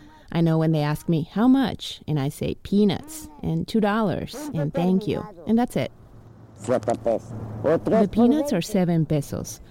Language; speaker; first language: English; non-native, fluent; Spanish